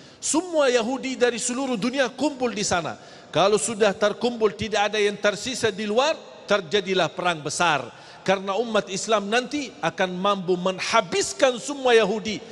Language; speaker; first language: Malay; non-native, fluent; Arabic